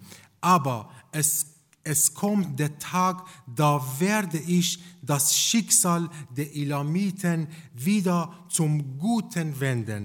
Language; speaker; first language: German; non-native, fluent; Persian